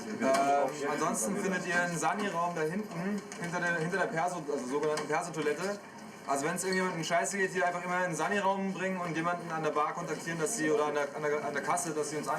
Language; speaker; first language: German; native; German